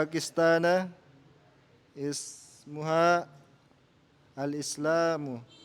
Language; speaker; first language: Arabic; non-native, learner; Indonesian